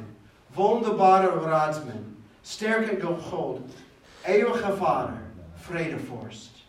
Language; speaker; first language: Dutch; non-native, fluent; English